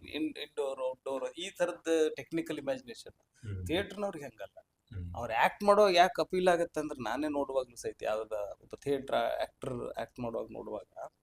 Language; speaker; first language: Kannada; native; Kannada